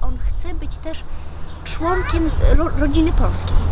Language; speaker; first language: Polish; early bilingual, heritage; Polish